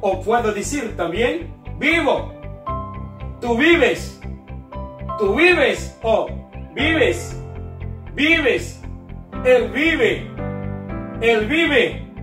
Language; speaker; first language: Spanish; non-native, fluent; Haitian Creole